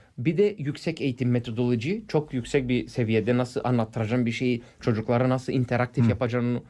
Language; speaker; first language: Turkish; non-native, fluent; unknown